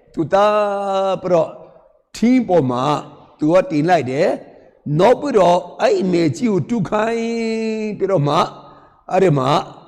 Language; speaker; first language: Burmese; non-native, local second language; Hakha Chin